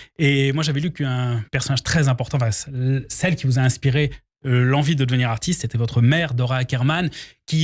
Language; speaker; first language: French; native; French